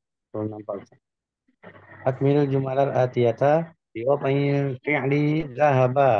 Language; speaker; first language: Indonesian; non-native, learner; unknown